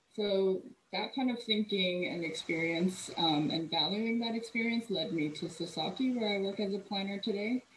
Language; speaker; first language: English; native; English